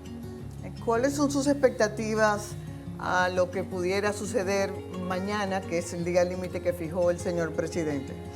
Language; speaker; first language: Spanish; native; Spanish